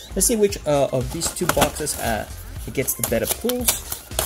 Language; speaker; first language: English; non-native, fluent; Spanish